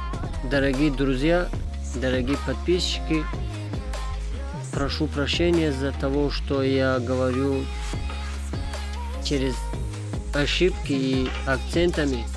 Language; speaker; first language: Russian; non-native, fluent; Tajik